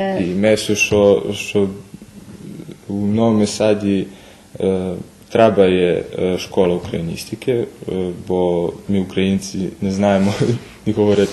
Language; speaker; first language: Ukrainian; early bilingual, heritage; Ukrainian